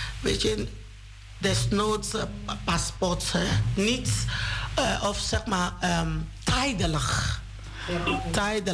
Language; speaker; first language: Dutch; non-native, learner; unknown